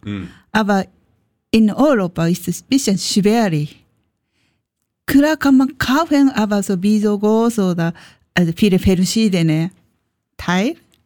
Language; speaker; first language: German; non-native, learner; Japanese